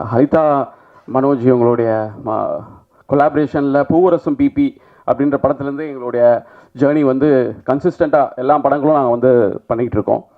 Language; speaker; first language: Tamil; native; Tamil